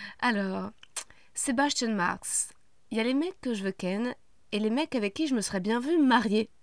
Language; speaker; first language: French; native; French